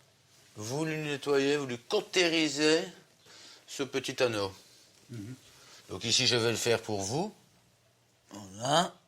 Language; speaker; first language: French; native; French